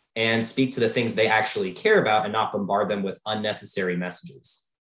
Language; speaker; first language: English; native; English